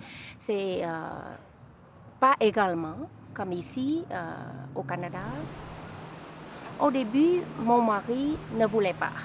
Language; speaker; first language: French; non-native, learner; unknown